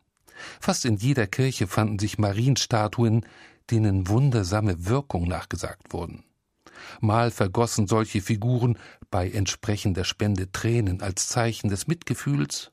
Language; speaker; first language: German; native; German